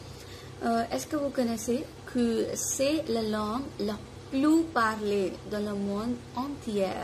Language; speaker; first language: French; non-native, fluent; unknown